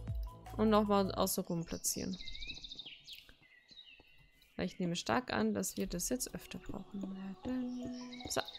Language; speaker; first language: German; native; German